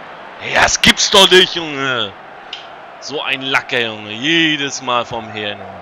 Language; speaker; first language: German; native; German